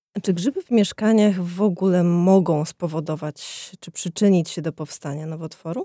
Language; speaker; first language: Polish; native; Polish